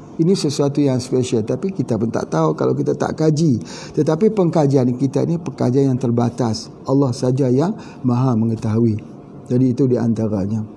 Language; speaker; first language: Malay; native; Malay